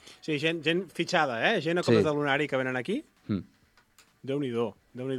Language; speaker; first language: Catalan; native; Catalan